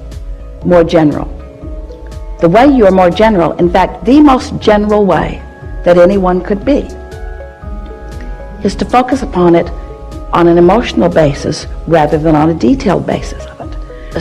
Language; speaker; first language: English; native; English